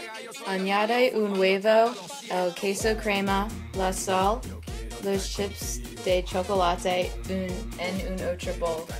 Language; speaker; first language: Spanish; non-native, learner; English